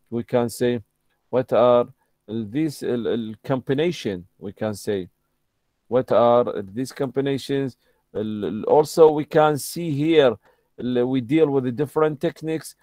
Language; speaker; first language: English; non-native, fluent; Arabic